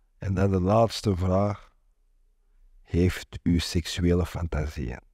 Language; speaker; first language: Dutch; non-native, local second language; French